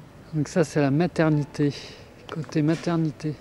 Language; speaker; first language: French; native; French